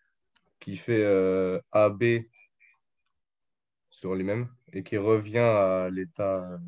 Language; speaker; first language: French; native; French